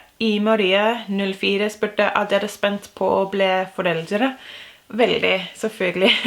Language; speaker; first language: Norwegian; non-native, learner; English